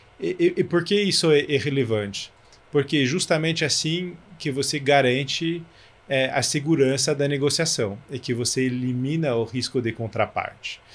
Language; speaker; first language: Portuguese; non-native, fluent; French